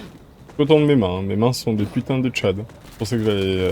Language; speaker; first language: French; native; French